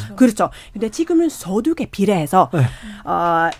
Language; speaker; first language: Korean; non-native, fluent; Finnish